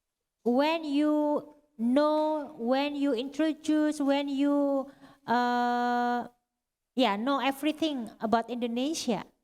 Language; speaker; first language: English; non-native, learner; Indonesian